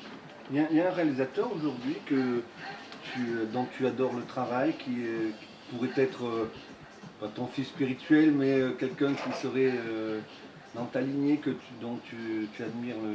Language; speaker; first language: French; native; French